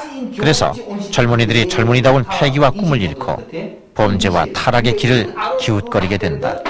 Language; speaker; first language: Korean; native; Korean